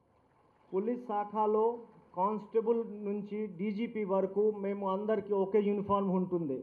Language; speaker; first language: Telugu; non-native, fluent; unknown